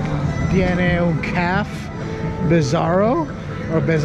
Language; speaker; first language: Spanish; non-native, learner; English